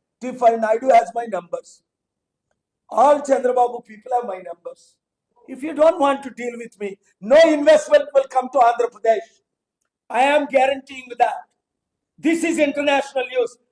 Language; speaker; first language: English; non-native, local second language; Telugu